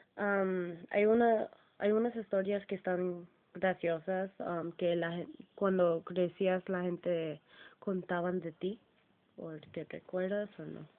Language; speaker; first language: Spanish; early bilingual, heritage; Spanish